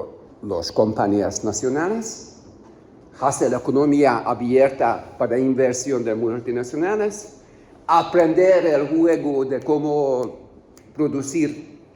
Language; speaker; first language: Spanish; non-native, learner; Hungarian